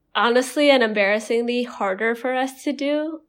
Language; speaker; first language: English; non-native, fluent; Indonesian